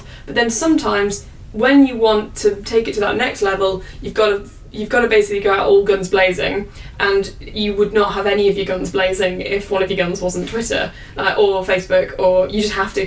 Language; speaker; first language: English; native; English